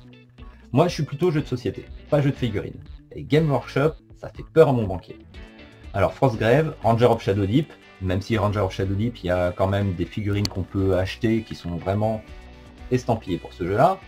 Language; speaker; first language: French; native; French